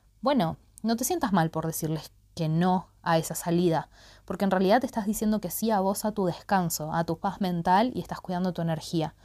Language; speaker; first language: Spanish; native; Spanish